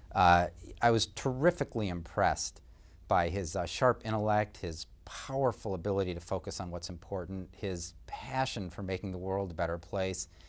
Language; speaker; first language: English; native; English